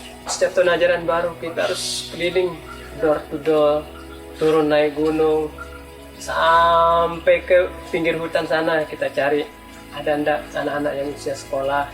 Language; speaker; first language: Indonesian; non-native, local second language; Sasak